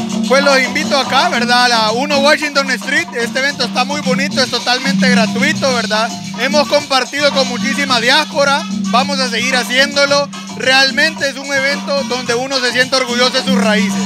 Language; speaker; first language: Spanish; native; Spanish